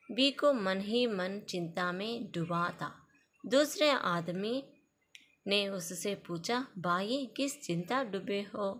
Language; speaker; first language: Hindi; non-native, local second language; Kannada